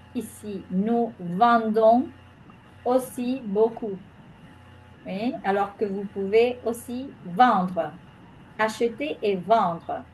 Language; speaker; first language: French; non-native, fluent; Spanish